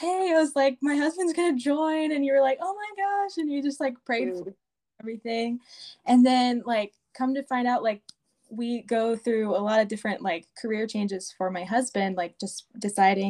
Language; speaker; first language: English; native; English